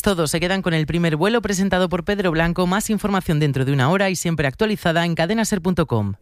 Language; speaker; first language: Spanish; native; Spanish